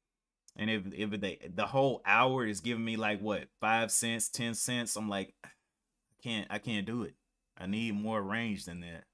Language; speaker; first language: English; native; English